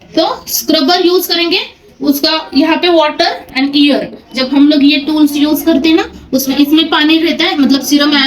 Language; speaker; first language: Hindi; non-native, local second language; Marathi